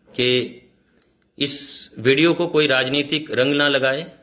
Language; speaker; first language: Hindi; non-native, local second language; Bangla